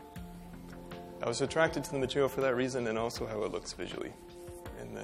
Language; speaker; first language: English; native; English